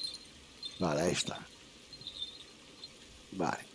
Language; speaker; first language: Spanish; native; Spanish